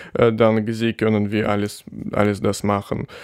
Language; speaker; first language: German; non-native, learner; Ukrainian